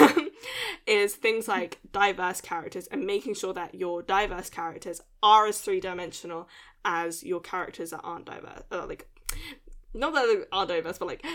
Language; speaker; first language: English; early bilingual, other home language; Malay